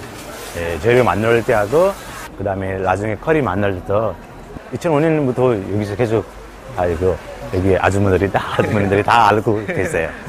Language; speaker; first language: Korean; non-native, fluent; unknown